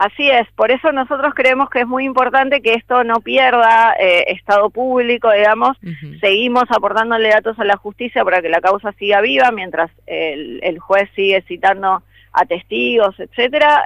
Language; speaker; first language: Spanish; native; Spanish